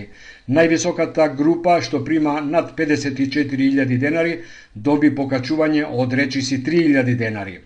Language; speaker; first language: Macedonian; native; Macedonian